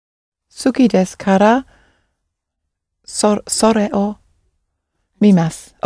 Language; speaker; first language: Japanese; non-native, learner; English